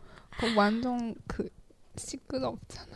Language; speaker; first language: Korean; non-native, learner; Chinese